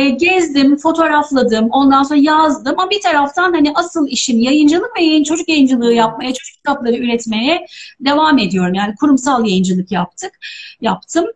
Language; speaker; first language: Turkish; early bilingual, heritage; Turkish